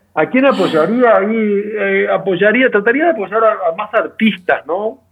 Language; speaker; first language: Spanish; native; Spanish